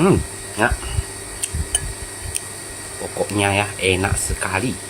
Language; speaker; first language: Indonesian; non-native, local second language; Hakka Chinese